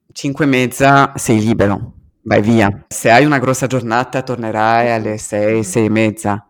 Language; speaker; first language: Italian; early bilingual, heritage; French